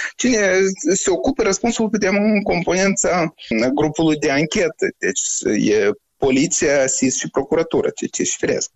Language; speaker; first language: Romanian; native; Romanian